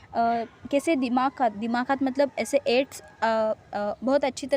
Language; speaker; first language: Hindi; non-native, local second language; Marathi